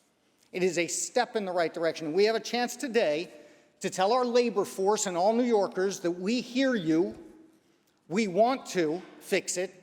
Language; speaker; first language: English; native; English